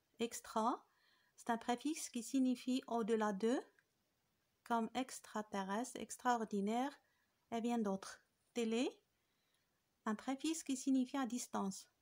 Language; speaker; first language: French; non-native, local second language; Arabic